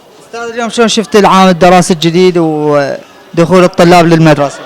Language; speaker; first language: Arabic; native; Arabic